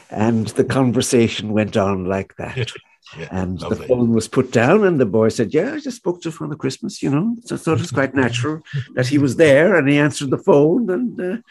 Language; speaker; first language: English; native; English